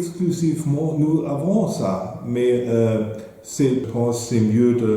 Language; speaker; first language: French; non-native, fluent; German